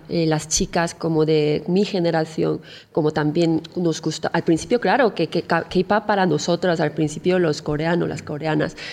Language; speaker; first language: Spanish; non-native, fluent; Korean